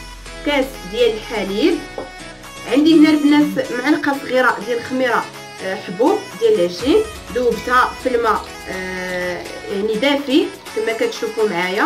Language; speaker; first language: Arabic; native; Arabic